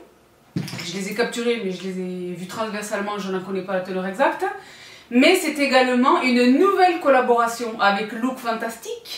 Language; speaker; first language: French; native; French